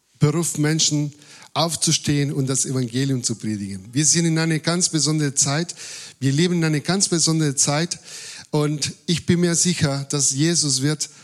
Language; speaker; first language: German; non-native, fluent; Spanish